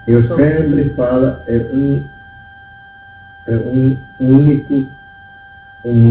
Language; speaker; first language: Portuguese; non-native, local second language; Yanomámi